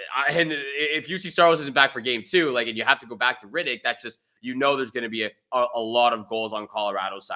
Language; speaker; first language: English; native; English